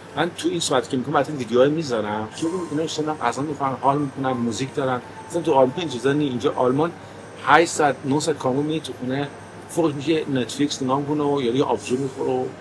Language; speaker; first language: Persian; early bilingual, heritage; Persian